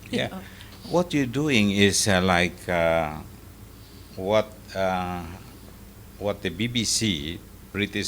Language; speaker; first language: English; non-native, fluent; Indonesian